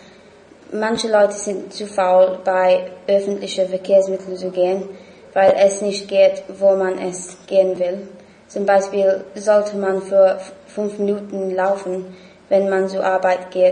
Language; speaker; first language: German; non-native, learner; English